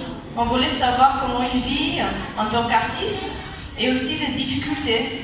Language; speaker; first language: French; non-native, fluent; German